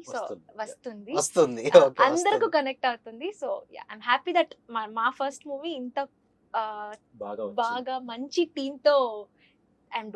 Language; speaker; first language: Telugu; non-native, learner; Kannada